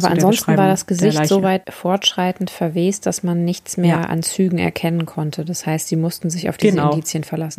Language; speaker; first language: German; native; German